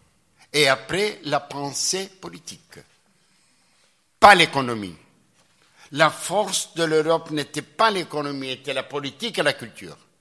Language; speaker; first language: French; non-native, fluent; Greek